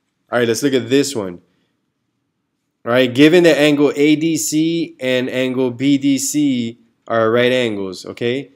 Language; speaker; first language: English; early bilingual, other home language; Spanish